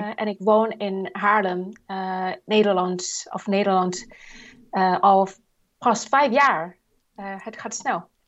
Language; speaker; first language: Dutch; non-native, learner; Chinese